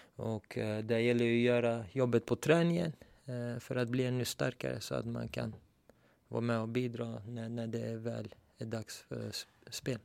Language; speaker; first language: Swedish; early bilingual, other home language; Turkish